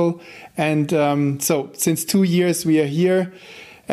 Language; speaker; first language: English; non-native, fluent; German